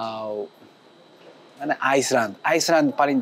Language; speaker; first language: Indonesian; non-native, learner; Japanese